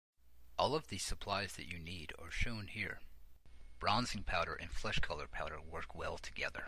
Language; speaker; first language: English; native; English